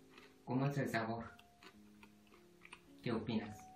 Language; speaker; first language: Spanish; non-native, fluent; Korean